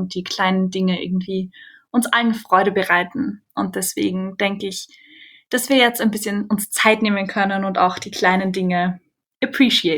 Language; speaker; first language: German; native; German